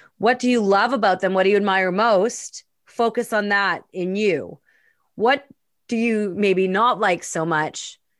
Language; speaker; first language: English; native; English